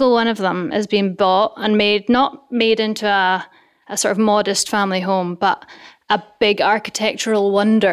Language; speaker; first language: English; native; English